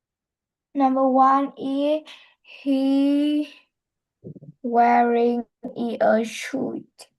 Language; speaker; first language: English; non-native, learner; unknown